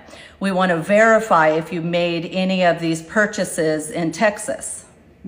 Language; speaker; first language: English; native; English